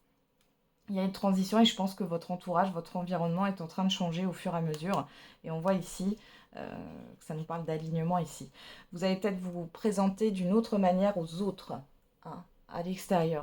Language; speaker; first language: French; native; French